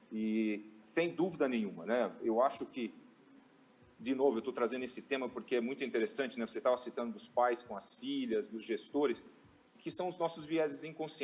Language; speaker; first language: Portuguese; native; Portuguese